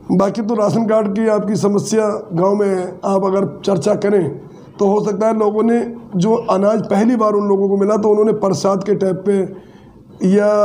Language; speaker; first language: Hindi; native; Hindi